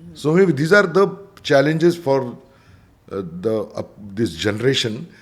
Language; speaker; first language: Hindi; non-native, local second language; Marathi